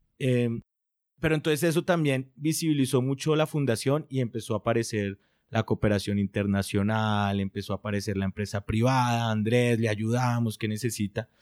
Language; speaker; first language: Spanish; native; Spanish